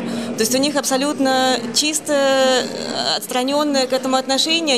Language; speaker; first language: Russian; non-native, fluent; German